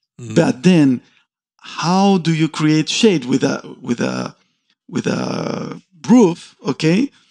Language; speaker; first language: English; non-native, fluent; Spanish